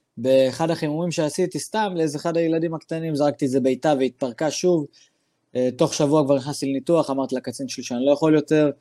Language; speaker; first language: Hebrew; non-native, local second language; Arabic